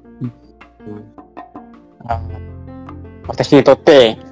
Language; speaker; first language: Japanese; non-native, learner; Malay